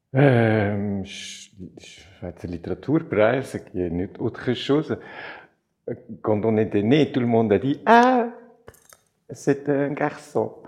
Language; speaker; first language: French; non-native, local second language; German